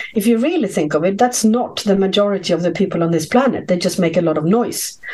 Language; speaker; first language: English; non-native, fluent; Swedish